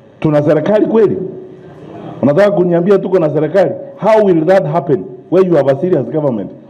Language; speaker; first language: Swahili; non-native, local second language; Gusii